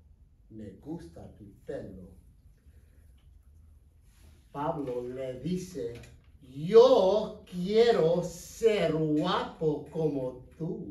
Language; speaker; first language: Spanish; non-native, fluent; English